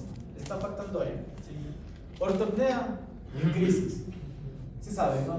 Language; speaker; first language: Spanish; native; Spanish